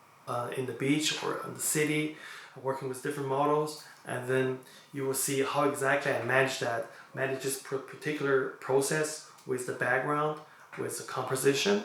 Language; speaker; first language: English; non-native, fluent; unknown